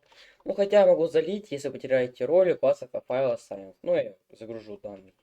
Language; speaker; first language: Russian; native; Russian